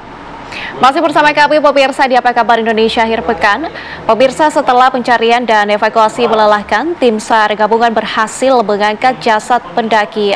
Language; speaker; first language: Indonesian; native; Indonesian